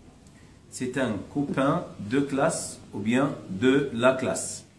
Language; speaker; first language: French; non-native, learner; Arabic